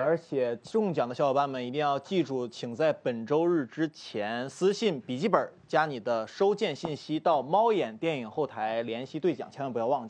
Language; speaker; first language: Chinese; native; Chinese